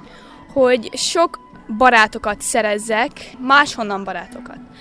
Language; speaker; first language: Hungarian; early bilingual, heritage; Hungarian